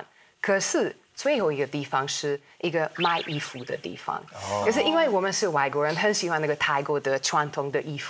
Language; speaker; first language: Chinese; non-native, fluent; Hungarian